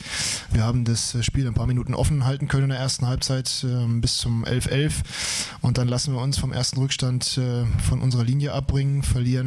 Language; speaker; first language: German; native; German